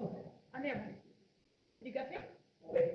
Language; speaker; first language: French; native; French